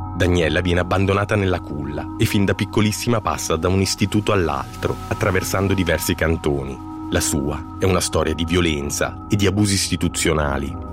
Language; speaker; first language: Italian; native; Italian